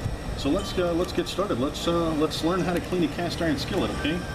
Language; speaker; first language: English; native; English